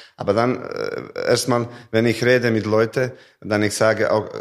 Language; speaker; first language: German; non-native, fluent; Serbian